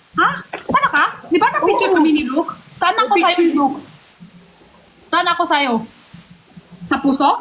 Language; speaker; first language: Filipino; non-native, learner; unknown